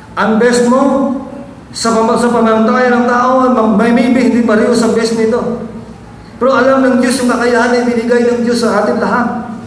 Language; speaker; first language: Filipino; non-native, local second language; Hiligaynon